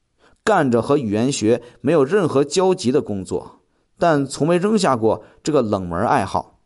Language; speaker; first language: Chinese; native; Chinese